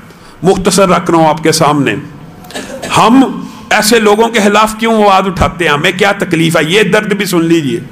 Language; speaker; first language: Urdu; non-native, local second language; Punjabi